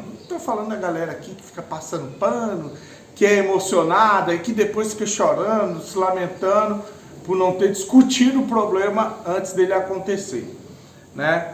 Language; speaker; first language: Portuguese; native; Portuguese